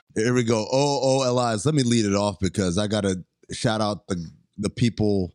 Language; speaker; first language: English; native; English